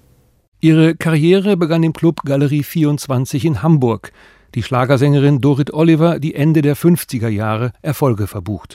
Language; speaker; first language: German; native; German